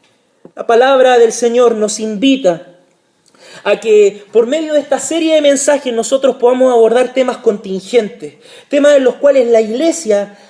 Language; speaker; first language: Spanish; native; Spanish